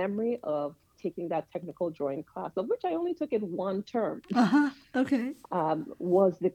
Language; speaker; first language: English; non-native, local second language; Yoruba